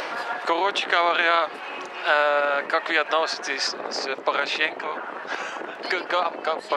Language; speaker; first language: Russian; non-native, fluent; Dutch